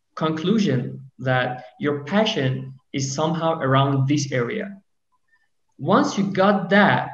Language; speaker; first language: English; non-native, fluent; Persian